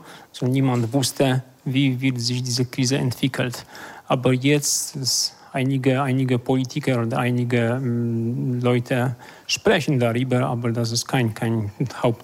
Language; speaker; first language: German; non-native, fluent; Polish